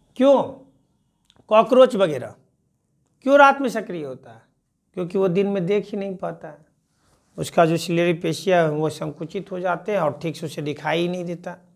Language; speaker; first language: Hindi; native; Hindi